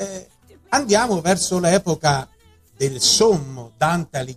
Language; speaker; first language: Italian; native; Italian